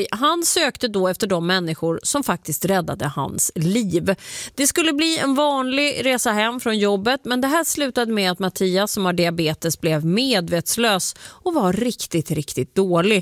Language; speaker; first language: Swedish; native; Swedish